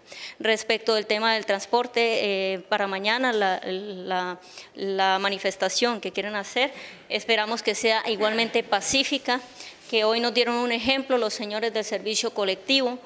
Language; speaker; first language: Spanish; native; Spanish